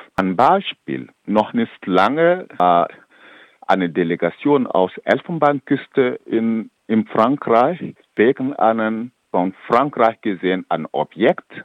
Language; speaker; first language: German; non-native, fluent; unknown